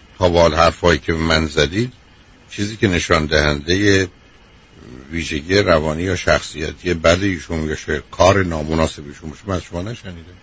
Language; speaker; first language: Persian; native; Persian